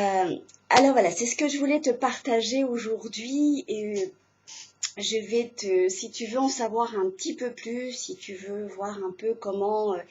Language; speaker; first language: French; native; French